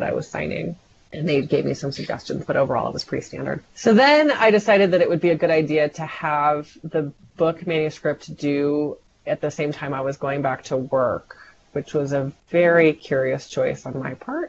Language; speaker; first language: English; native; English